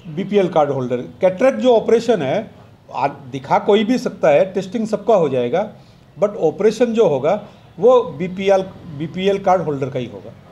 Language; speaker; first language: Hindi; non-native, local second language; Marwari